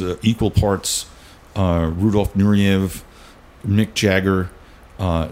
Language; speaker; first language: English; native; English